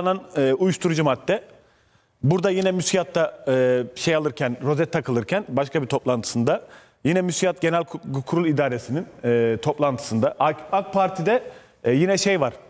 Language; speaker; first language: Turkish; native; Turkish